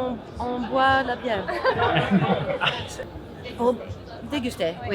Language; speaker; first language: French; non-native, learner; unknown